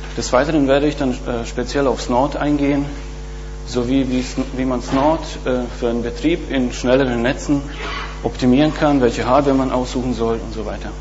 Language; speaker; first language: German; non-native, fluent; Bosnian